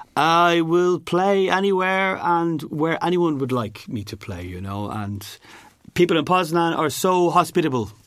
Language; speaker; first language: English; native; English